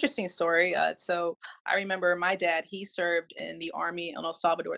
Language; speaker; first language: English; native; English